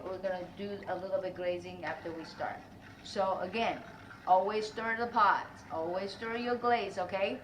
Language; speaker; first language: English; non-native, fluent; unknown